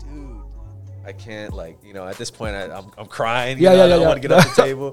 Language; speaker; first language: English; native; English